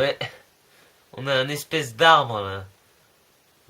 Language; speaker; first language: French; native; French